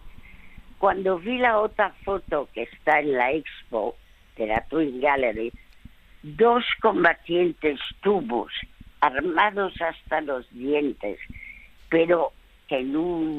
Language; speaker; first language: Spanish; early bilingual, other home language; French